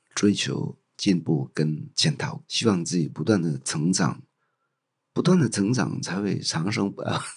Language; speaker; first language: Chinese; non-native, local second language; Cantonese